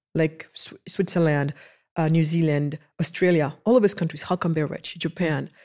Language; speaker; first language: English; early bilingual, other home language; Wolof